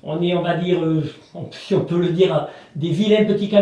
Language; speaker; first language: French; native; French